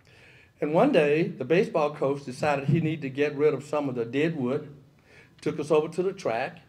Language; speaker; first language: English; native; English